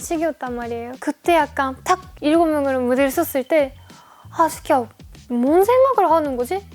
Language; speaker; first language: Korean; non-native, fluent; Japanese